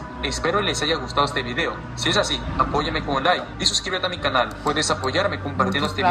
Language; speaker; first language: Spanish; native; Spanish